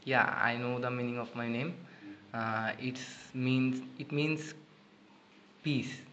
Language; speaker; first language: English; non-native, learner; Bangla